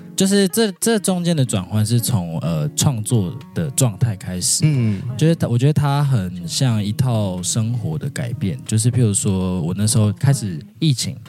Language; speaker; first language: Chinese; native; Chinese